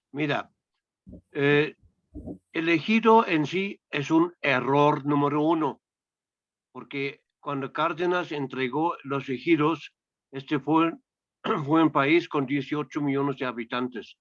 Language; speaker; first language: Spanish; non-native, fluent; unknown